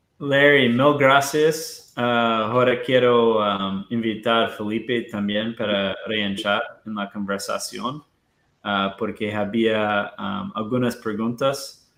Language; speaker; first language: Spanish; non-native, fluent; Portuguese